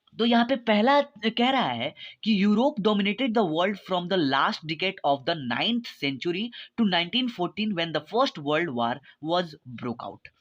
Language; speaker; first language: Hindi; native; Hindi